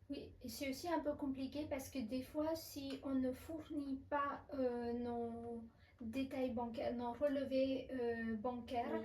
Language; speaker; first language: French; non-native, fluent; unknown